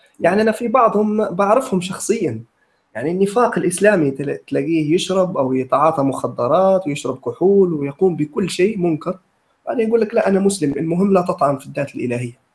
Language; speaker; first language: Arabic; native; Arabic